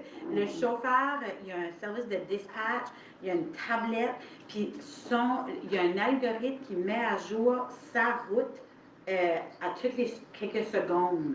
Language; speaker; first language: French; native; French